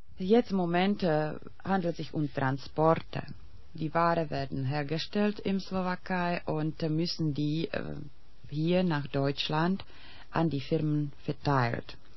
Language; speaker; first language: German; non-native, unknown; Czech